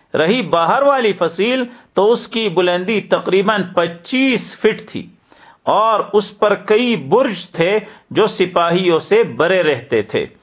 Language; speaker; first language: Urdu; native; Urdu